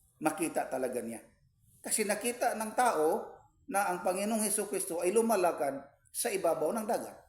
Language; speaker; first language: Filipino; non-native, local second language; Cebuano